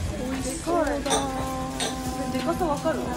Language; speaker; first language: Japanese; native; Japanese